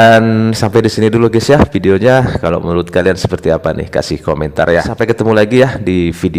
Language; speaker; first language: Indonesian; native; Indonesian